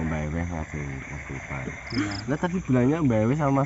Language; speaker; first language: Indonesian; native; Indonesian